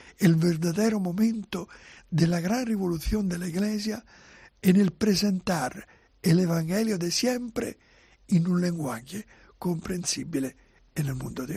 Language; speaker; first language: Spanish; non-native, fluent; Italian